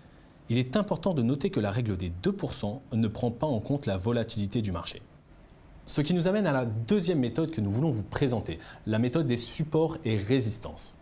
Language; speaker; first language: French; native; French